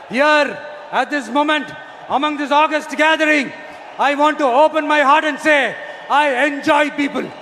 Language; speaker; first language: English; non-native, local second language; Tamil